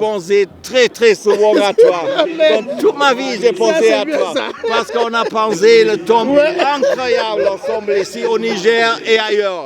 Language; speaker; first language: French; non-native, learner; German